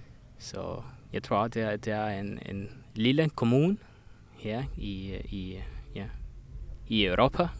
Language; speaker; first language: Danish; non-native, learner; Estonian